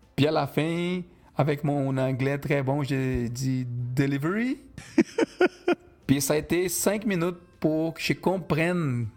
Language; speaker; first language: French; non-native, fluent; Portuguese